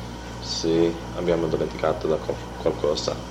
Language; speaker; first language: Italian; non-native, learner; English